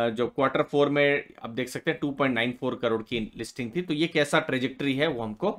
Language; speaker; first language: Hindi; native; Hindi